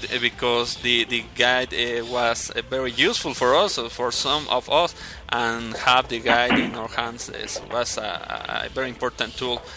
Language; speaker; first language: English; non-native, learner; Spanish